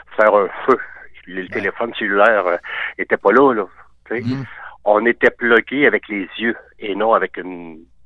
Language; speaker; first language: French; native; French